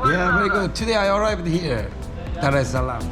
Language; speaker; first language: English; non-native, learner; Korean